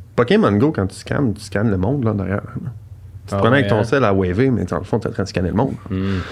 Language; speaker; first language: French; native; French